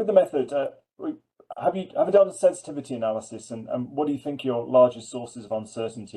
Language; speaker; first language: English; native; English